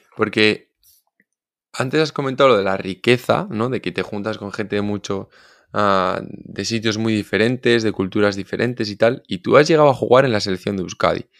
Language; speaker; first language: Spanish; native; Spanish